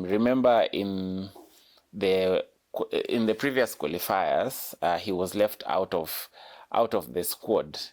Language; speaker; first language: English; non-native, local second language; Swahili